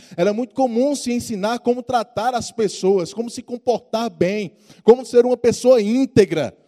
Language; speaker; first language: Portuguese; native; Portuguese